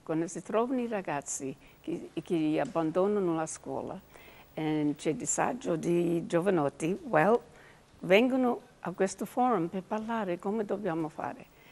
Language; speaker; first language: Italian; early bilingual, heritage; English